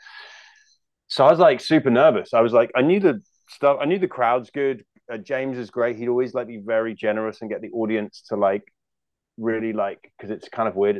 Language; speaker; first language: English; native; English